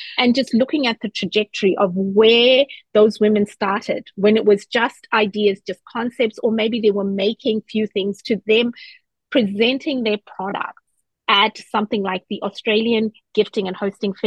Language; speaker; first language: English; non-native, local second language; Shona